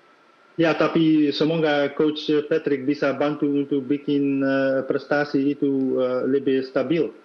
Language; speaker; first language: Indonesian; non-native, fluent; Dutch